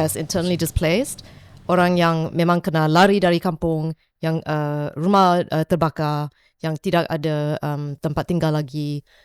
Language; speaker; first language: Malay; non-native, local second language; English